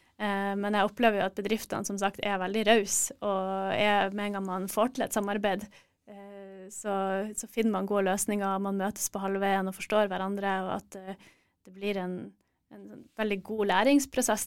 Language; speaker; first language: Norwegian; native; Norwegian